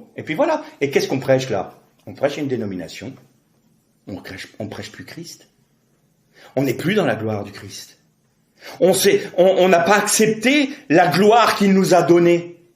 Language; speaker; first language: French; native; French